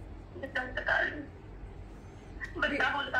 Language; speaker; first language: Indonesian; non-native, local second language; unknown